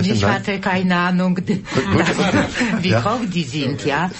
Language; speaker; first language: German; non-native, learner; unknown